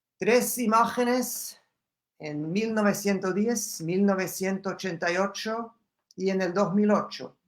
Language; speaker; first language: Spanish; non-native, fluent; German